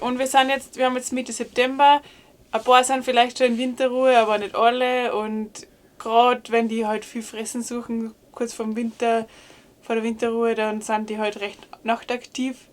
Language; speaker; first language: German; native; German